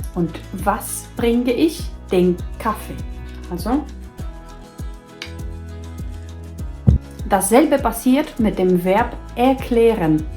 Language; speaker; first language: German; non-native, fluent; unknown